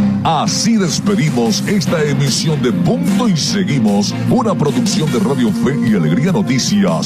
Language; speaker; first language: Spanish; native; Spanish